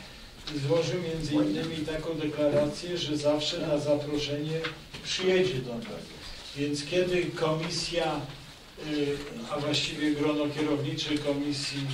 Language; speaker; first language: Polish; native; Polish